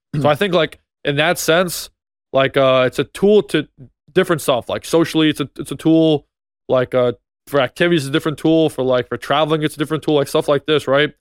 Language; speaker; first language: English; native; English